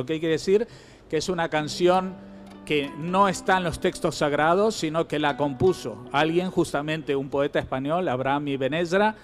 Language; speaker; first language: Spanish; native; Spanish